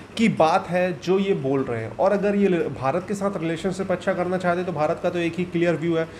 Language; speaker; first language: Hindi; native; Hindi